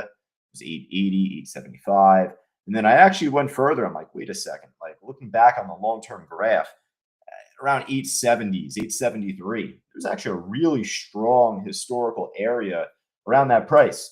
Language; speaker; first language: English; native; English